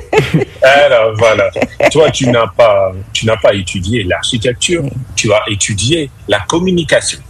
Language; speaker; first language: French; non-native, fluent; English